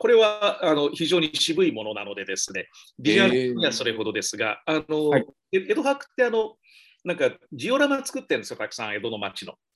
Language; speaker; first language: Japanese; native; Japanese